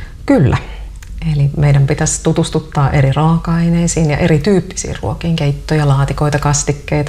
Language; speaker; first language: Finnish; native; Finnish